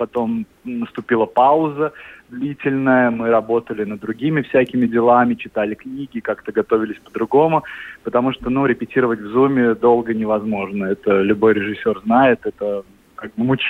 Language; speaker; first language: Russian; native; Russian